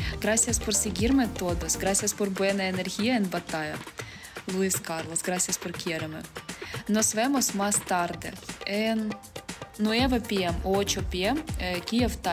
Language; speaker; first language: Spanish; non-native, learner; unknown